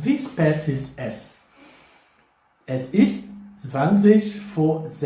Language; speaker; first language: German; non-native, fluent; English